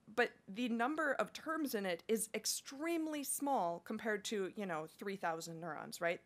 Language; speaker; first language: English; native; English